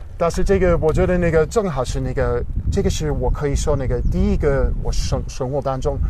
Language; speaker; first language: Chinese; non-native, fluent; English